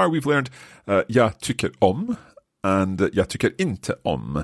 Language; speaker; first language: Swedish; non-native, learner; English